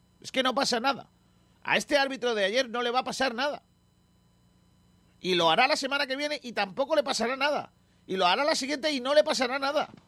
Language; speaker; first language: Spanish; native; Spanish